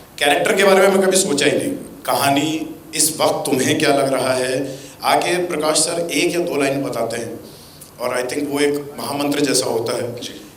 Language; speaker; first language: Hindi; native; Hindi